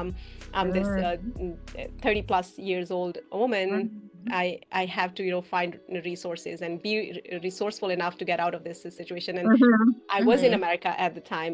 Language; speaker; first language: English; non-native, fluent; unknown